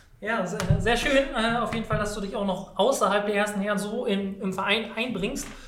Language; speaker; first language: German; native; German